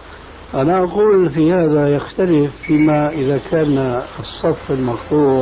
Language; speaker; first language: Arabic; early bilingual, other home language; Albanian